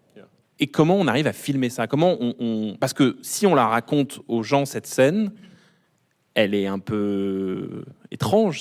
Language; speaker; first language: French; native; French